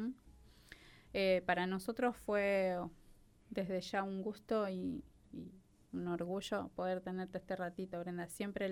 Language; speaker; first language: Spanish; native; Spanish